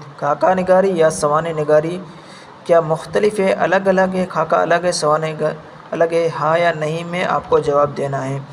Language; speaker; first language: Urdu; native; Urdu